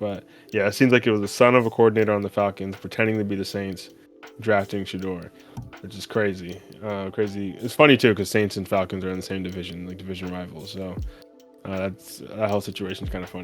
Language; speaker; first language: English; native; English